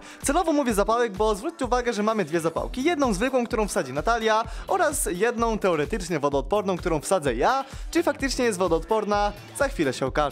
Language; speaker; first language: Polish; native; Polish